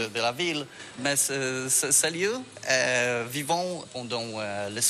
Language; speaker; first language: French; non-native, fluent; Polish